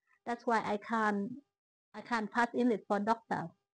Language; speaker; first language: English; non-native, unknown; Vietnamese